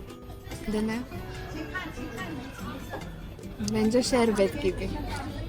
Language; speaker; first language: Turkish; non-native, learner; Polish